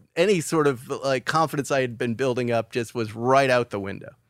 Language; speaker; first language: English; native; English